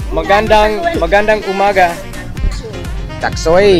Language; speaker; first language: Filipino; non-native, learner; English